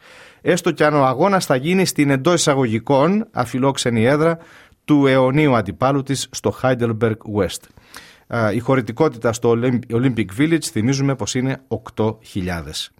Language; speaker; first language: Greek; native; Greek